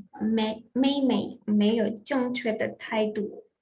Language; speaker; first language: Chinese; non-native, fluent; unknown